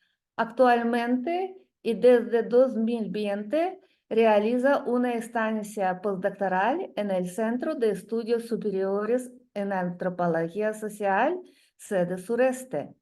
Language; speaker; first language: Spanish; non-native, learner; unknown